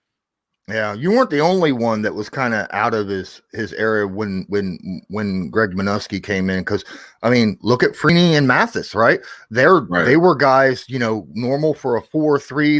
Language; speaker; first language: English; native; English